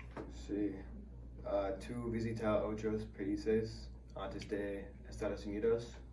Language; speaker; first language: Spanish; non-native, learner; English